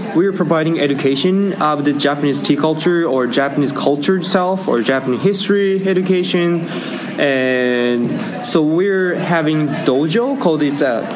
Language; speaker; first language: English; non-native, learner; Japanese